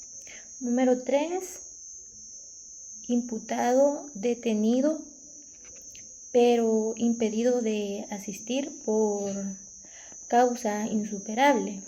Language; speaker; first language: Spanish; native; Spanish